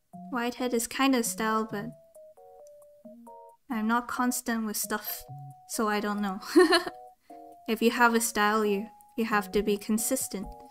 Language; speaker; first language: English; non-native, local second language; Cantonese